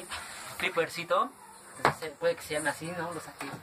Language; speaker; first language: Spanish; native; Spanish